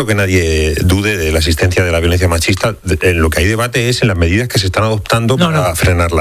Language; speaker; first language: Spanish; native; Spanish